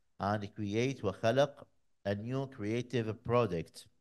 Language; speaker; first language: English; non-native, fluent; Arabic